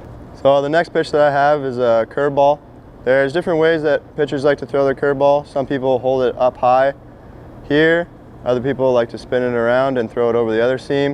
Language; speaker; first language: English; native; English